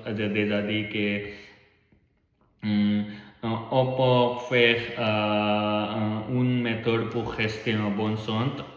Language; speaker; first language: French; non-native, learner; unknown